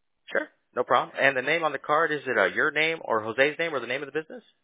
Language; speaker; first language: English; early bilingual, other home language; Spanish